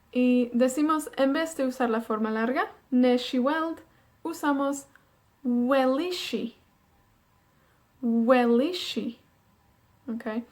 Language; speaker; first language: Spanish; non-native, fluent; Welsh